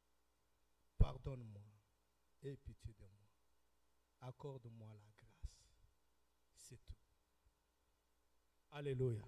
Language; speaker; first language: French; non-native, local second language; Lingala